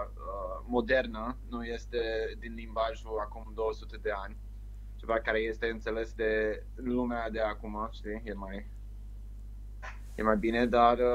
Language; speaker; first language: Romanian; early bilingual, heritage; Romanian